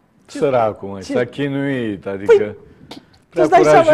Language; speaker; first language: Romanian; native; Romanian